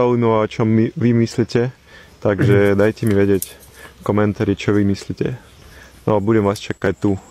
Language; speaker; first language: Slovak; non-native, learner; Ukrainian